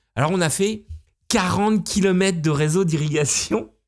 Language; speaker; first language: French; native; French